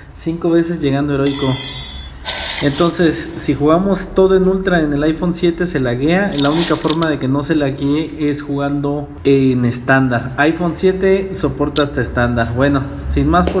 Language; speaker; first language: Spanish; native; Spanish